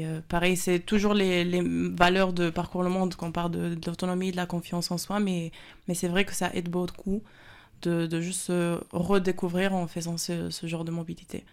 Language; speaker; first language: French; non-native, fluent; Spanish